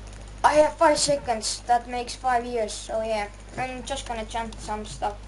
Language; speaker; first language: English; non-native, learner; Estonian